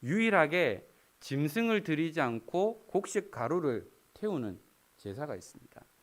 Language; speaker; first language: Korean; native; Korean